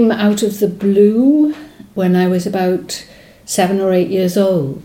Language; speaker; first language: English; non-native, local second language; Welsh